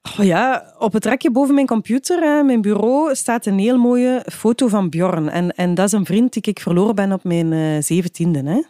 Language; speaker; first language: Dutch; native; Dutch